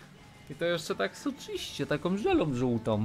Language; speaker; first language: Polish; native; Polish